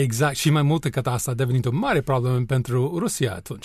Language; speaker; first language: Romanian; non-native, learner; English